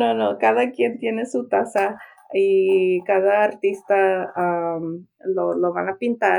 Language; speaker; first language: Spanish; early bilingual, heritage; Spanish